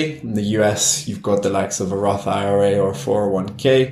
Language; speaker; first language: English; native; English